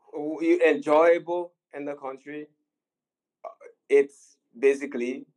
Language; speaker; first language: English; non-native, fluent; Haitian Creole